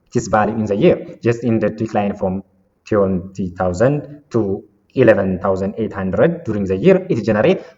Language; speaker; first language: English; non-native, local second language; Amharic